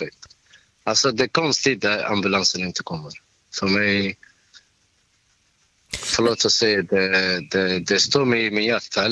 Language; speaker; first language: Swedish; non-native, learner; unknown